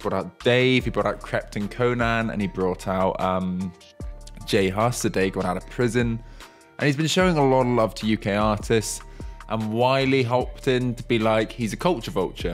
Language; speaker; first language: English; native; English